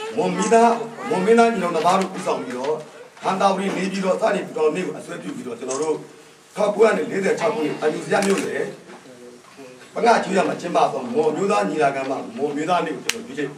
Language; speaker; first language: Burmese; non-native, local second language; Mon